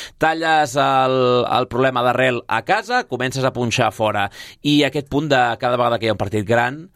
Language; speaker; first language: Catalan; native; Catalan